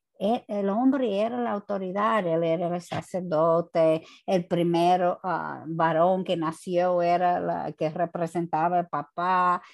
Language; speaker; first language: Spanish; non-native, fluent; English